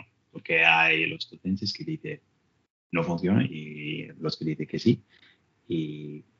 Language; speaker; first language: Spanish; non-native, learner; English